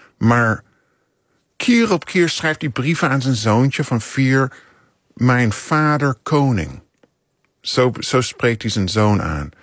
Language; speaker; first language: Dutch; non-native, fluent; English